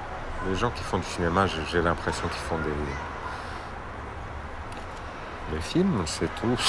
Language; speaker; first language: French; non-native, fluent; Portuguese